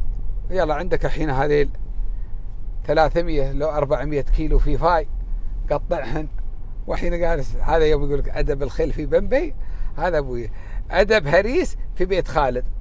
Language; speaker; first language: Arabic; native; Arabic